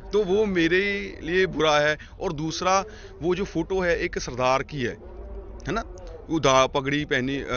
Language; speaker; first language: Hindi; non-native, local second language; Punjabi